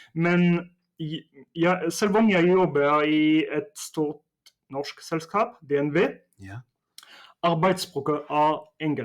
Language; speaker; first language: Norwegian; non-native, fluent; French